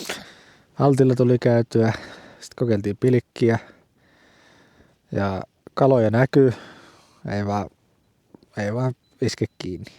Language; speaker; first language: Finnish; native; Finnish